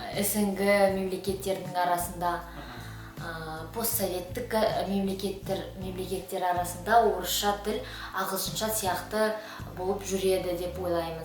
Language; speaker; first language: Kazakh; non-native, local second language; Uyghur